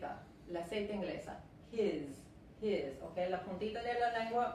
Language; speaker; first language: Spanish; non-native, fluent; English